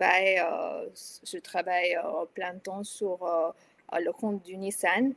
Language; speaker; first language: French; non-native, fluent; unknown